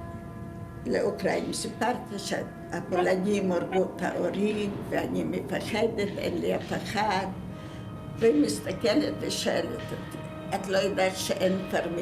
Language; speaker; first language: Hebrew; non-native, fluent; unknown